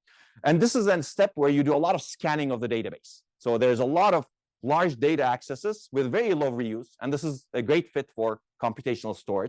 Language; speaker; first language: English; non-native, fluent; Turkish